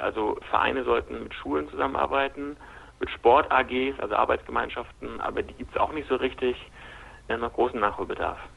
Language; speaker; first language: German; native; German